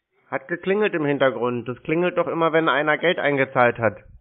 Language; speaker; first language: German; native; German